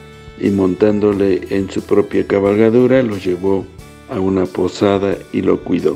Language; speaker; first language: Spanish; native; Spanish